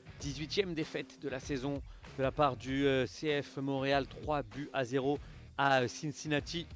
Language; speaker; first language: French; native; French